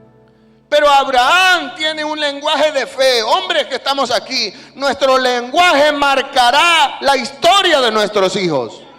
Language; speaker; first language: Spanish; native; Spanish